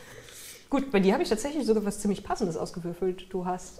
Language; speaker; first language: German; native; German